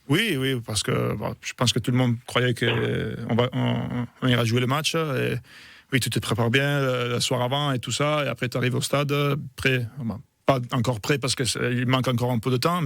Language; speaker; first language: French; non-native, fluent; Italian